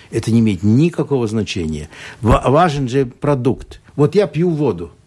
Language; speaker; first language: Russian; non-native, local second language; Latvian